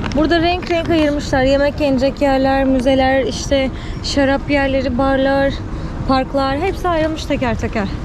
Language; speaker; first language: Turkish; native; Turkish